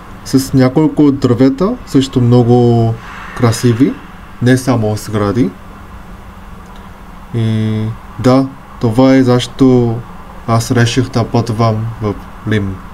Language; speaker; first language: Bulgarian; non-native, learner; Korean